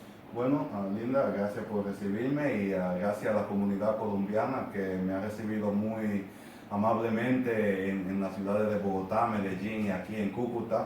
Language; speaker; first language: Spanish; non-native, fluent; English